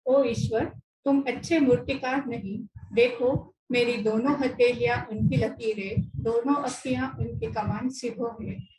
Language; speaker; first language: Hindi; non-native, local second language; Marathi